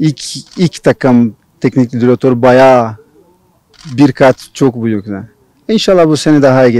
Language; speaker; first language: Turkish; non-native, learner; Portuguese